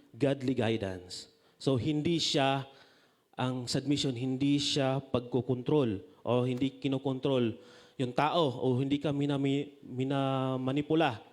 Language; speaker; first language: Filipino; non-native, local second language; Masbatenyo